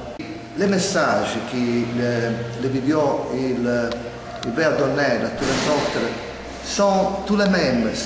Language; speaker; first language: French; non-native, learner; Italian